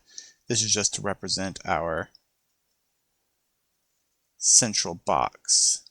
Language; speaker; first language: English; native; English